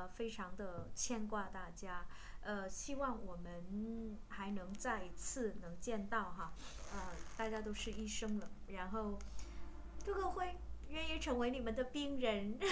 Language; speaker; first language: Chinese; non-native, fluent; Vietnamese